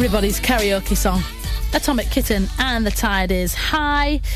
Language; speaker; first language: English; native; English